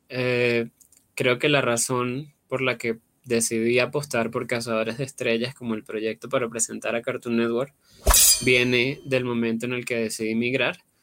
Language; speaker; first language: Spanish; native; Spanish